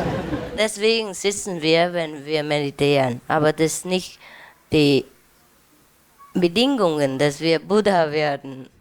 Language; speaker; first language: German; non-native, learner; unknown